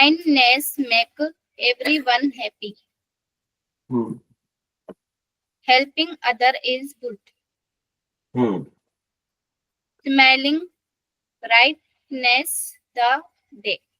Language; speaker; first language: English; non-native, learner; Hindi